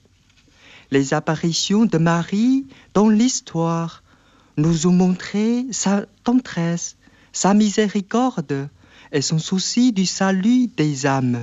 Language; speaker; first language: French; non-native, fluent; Chinese